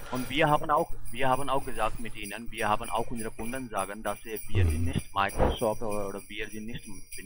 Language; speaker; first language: German; non-native, learner; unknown